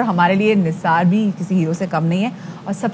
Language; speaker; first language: Urdu; native; Urdu